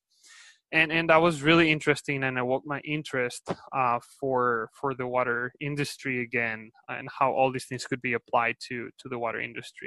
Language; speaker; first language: English; non-native, fluent; Spanish